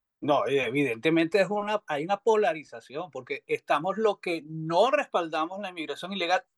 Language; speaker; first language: Spanish; native; Spanish